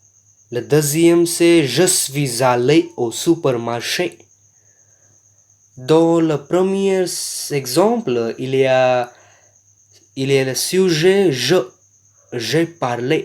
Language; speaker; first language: French; non-native, learner; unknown